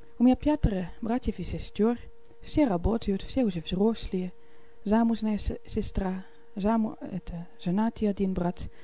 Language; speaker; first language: Russian; non-native, fluent; Dutch